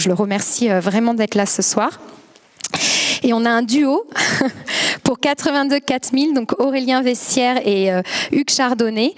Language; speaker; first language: French; native; French